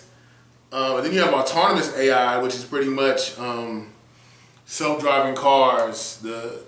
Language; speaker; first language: English; native; English